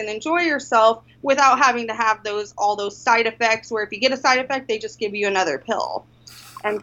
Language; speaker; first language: English; native; English